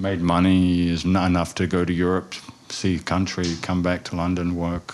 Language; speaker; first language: English; native; English